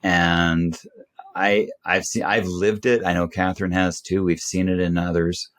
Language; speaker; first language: English; native; English